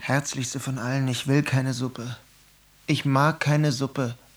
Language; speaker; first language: German; native; German